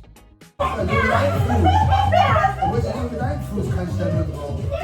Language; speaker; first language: German; native; German